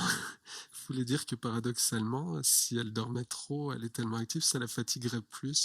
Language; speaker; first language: French; native; French